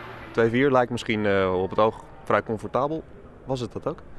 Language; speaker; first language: Dutch; native; Dutch